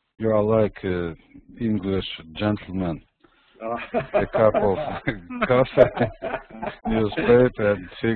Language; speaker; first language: English; non-native, learner; Russian